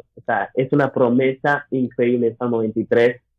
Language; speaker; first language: Spanish; early bilingual, other home language; English